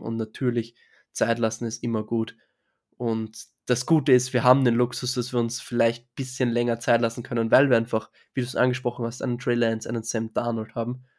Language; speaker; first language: German; native; German